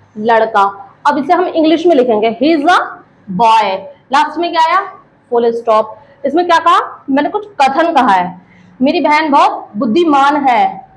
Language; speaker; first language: Hindi; native; Hindi